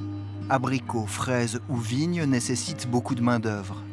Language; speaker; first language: French; native; French